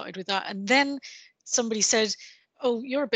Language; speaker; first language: English; native; English